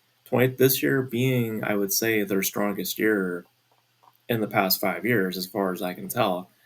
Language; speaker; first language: English; native; English